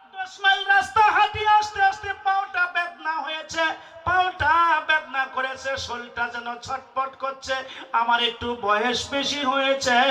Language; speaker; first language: Bangla; non-native, local second language; Assamese